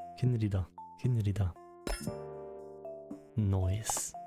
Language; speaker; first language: Korean; non-native, learner; German